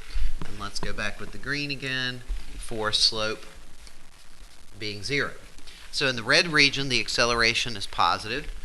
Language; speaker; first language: English; native; English